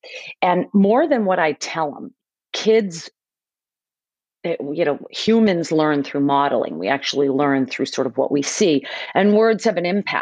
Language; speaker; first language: English; native; English